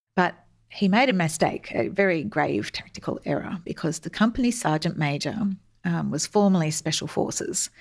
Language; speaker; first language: English; native; English